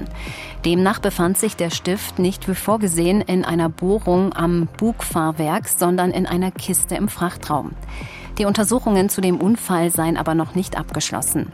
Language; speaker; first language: German; native; German